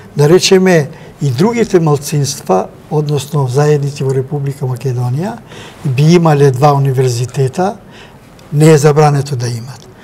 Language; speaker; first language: Macedonian; non-native, local second language; Albanian